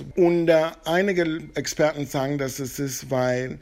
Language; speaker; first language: German; non-native, fluent; Spanish